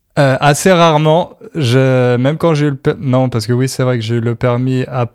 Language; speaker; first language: French; native; French